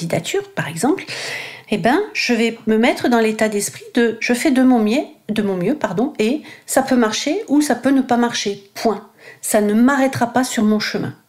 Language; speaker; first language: French; native; French